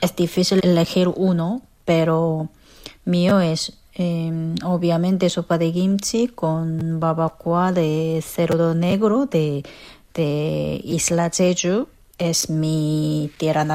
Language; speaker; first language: Spanish; non-native, fluent; Korean